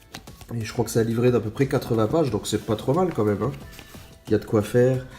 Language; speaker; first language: French; native; French